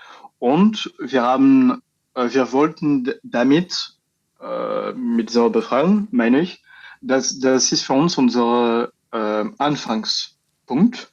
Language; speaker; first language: German; non-native, fluent; French